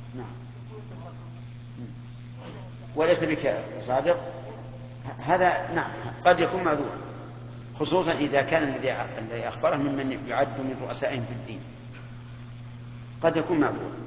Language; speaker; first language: Arabic; native; Arabic